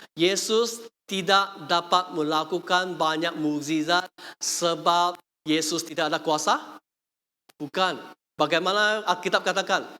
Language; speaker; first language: Malay; non-native, local second language; Chinese